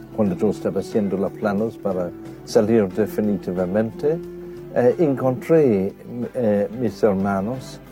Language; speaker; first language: Spanish; non-native, fluent; English